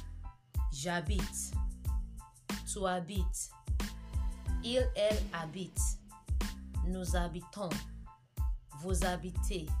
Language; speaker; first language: French; non-native, fluent; English